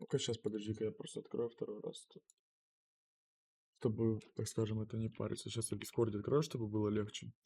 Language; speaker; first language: Russian; native; Russian